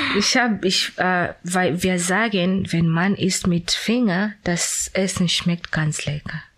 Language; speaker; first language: German; non-native, learner; Swahili